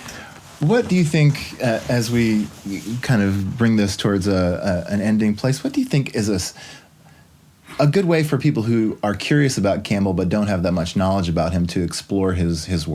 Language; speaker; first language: English; native; English